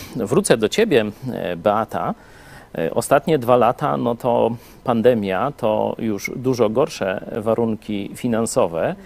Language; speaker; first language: Polish; native; Polish